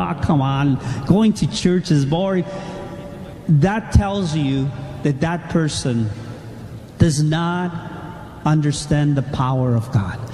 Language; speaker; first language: English; non-native, fluent; Spanish